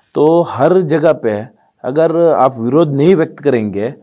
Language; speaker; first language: Hindi; non-native, local second language; Marwari